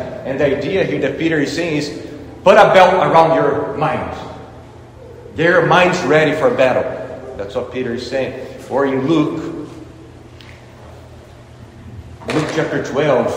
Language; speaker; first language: English; non-native, fluent; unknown